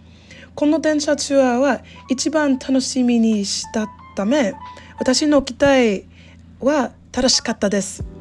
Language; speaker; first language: Japanese; non-native, learner; English